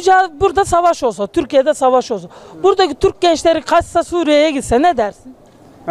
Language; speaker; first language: Turkish; native; Turkish